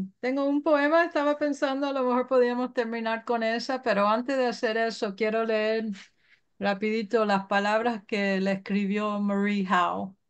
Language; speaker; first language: Spanish; early bilingual, heritage; Spanish